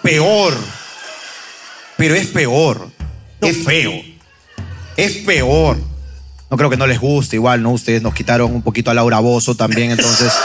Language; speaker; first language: Spanish; native; Spanish